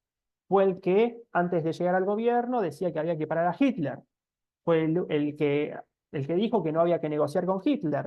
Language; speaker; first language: Spanish; native; Spanish